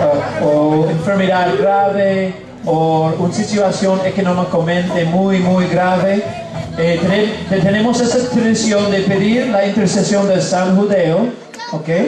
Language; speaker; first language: Spanish; non-native, learner; English